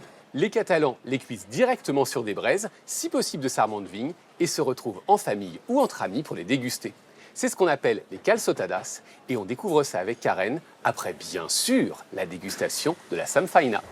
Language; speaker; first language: French; native; French